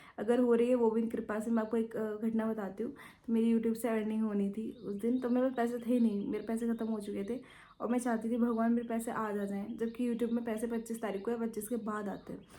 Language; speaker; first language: Hindi; native; Hindi